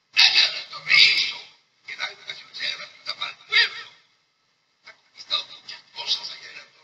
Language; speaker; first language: Spanish; native; Spanish